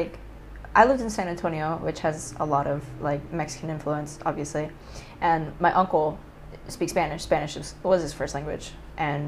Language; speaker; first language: English; native; English